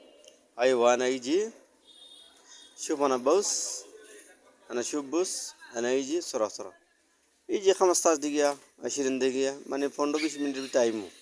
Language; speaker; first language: Arabic; non-native, learner; Bangla